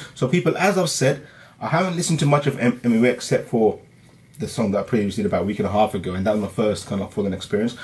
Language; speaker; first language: English; early bilingual, other home language; Urdu